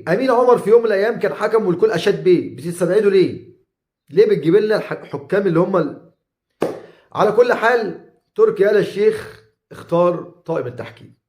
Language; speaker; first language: Arabic; native; Arabic